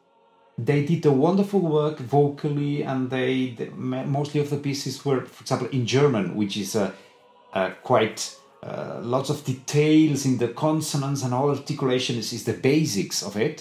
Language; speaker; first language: English; non-native, fluent; Spanish